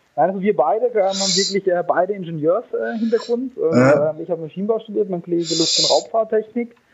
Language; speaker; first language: German; native; German